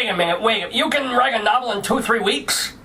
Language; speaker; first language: English; native; English